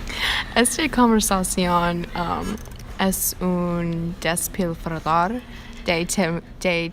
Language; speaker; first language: Spanish; non-native, learner; English